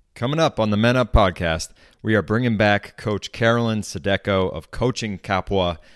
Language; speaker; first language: English; native; English